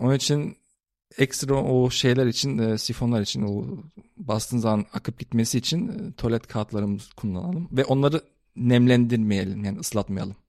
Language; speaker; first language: Turkish; early bilingual, heritage; Turkish